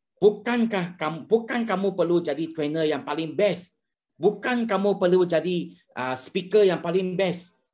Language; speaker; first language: Malay; non-native, local second language; Chinese